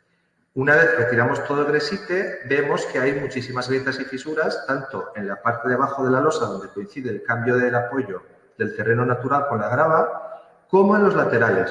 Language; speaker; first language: Spanish; native; Spanish